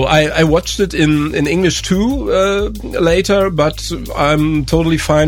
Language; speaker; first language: English; non-native, fluent; German